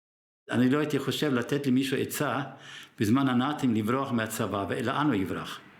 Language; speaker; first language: Hebrew; early bilingual, other home language; German